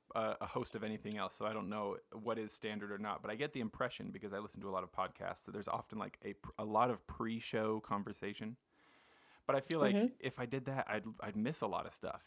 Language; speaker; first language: English; native; English